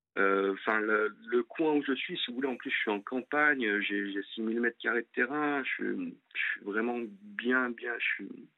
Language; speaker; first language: French; native; French